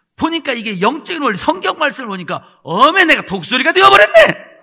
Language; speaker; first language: Korean; native; Korean